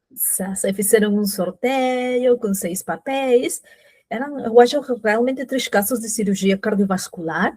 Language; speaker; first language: Portuguese; non-native, fluent; Spanish